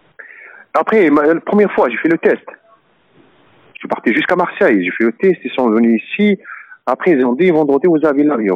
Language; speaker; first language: French; non-native, learner; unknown